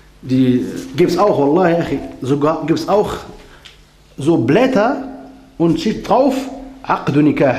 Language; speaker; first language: German; non-native, learner; Arabic